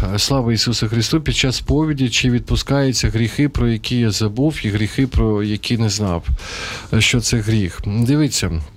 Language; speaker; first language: Ukrainian; non-native, local second language; Russian